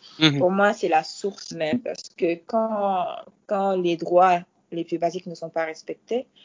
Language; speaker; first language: French; non-native, local second language; Fula